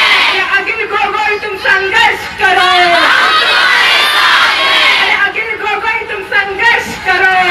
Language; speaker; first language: Hindi; non-native, local second language; Malayalam